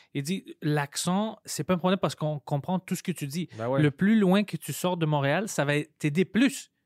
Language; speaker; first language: French; non-native, local second language; Greek